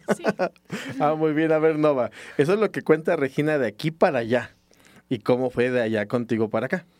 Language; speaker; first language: Spanish; native; Spanish